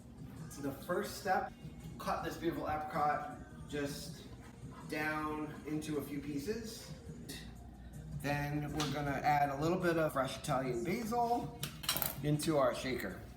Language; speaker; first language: English; native; English